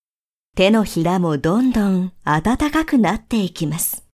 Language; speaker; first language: Japanese; native; Japanese